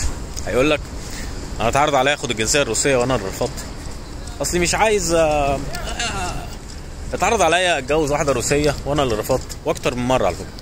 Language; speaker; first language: Arabic; native; Arabic